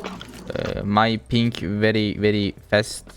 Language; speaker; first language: English; non-native, learner; Turkish